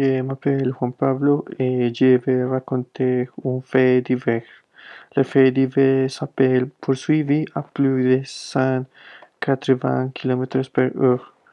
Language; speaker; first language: French; non-native, learner; Spanish